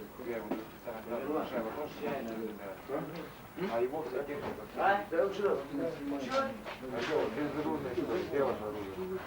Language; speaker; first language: Russian; native; Russian